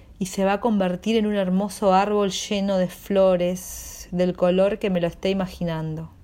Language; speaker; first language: Spanish; native; Spanish